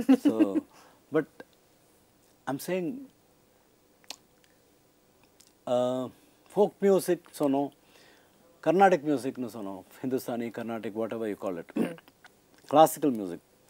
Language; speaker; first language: English; non-native, local second language; Tamil